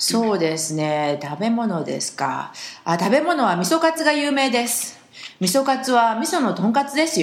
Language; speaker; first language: Japanese; native; Japanese